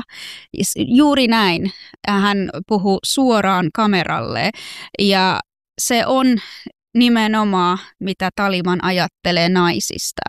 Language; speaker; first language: Finnish; non-native, fluent; Persian